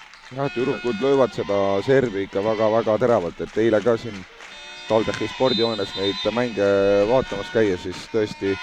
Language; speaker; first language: Estonian; native; Estonian